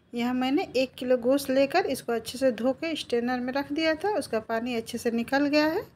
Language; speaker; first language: Hindi; native; Hindi